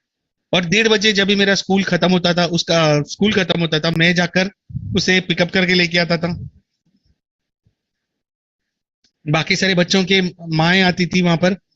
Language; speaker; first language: Hindi; native; Hindi